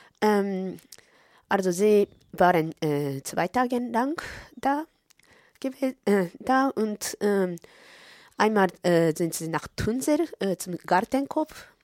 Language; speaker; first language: German; non-native, fluent; Japanese